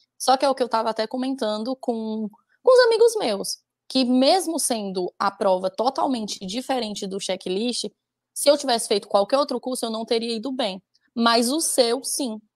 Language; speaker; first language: Portuguese; native; Portuguese